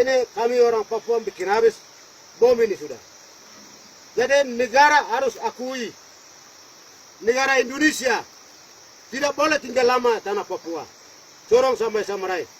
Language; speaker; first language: Indonesian; non-native, local second language; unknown